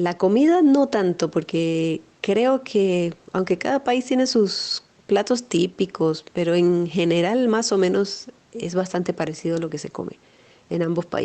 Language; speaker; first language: Spanish; native; Spanish